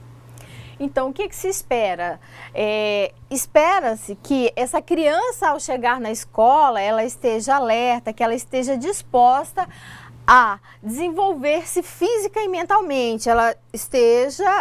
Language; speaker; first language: Portuguese; native; Portuguese